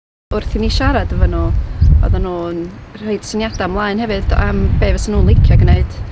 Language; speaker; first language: Welsh; native; Welsh